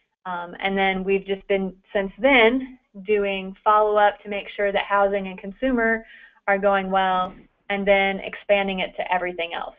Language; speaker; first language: English; native; English